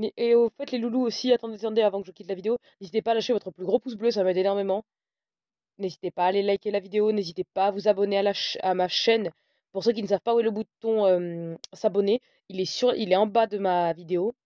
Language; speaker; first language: French; native; French